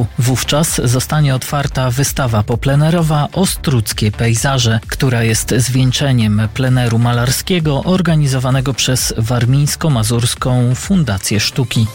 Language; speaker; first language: Polish; native; Polish